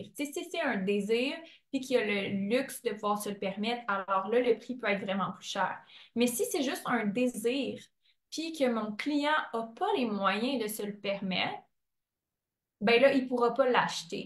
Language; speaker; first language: French; native; French